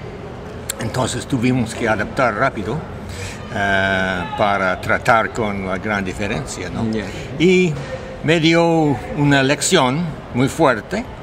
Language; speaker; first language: Spanish; non-native, fluent; English